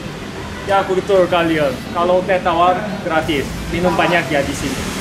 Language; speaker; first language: Indonesian; non-native, learner; Korean